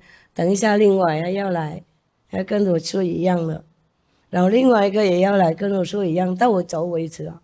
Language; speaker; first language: Chinese; non-native, fluent; Vietnamese